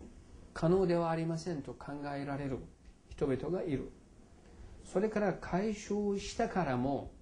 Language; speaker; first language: Japanese; non-native, fluent; Turkish